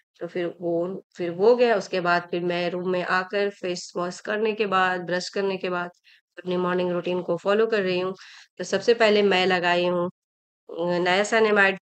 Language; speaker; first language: Hindi; native; Hindi